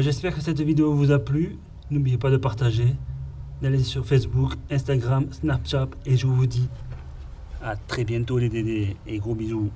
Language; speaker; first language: French; native; French